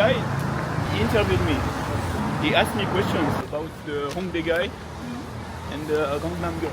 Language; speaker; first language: English; non-native, fluent; French